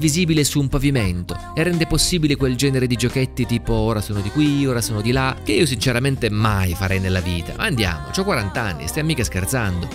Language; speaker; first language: Italian; native; Italian